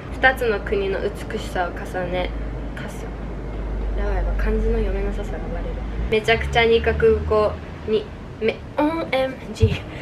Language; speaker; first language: Japanese; native; Japanese